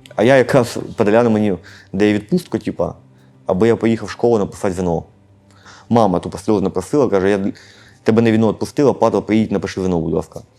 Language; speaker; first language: Ukrainian; non-native, local second language; Russian